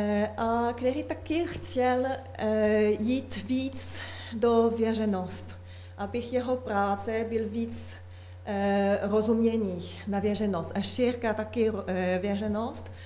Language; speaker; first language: Czech; non-native, learner; French